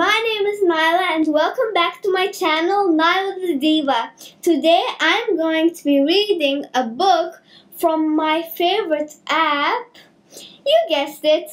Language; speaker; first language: English; native; English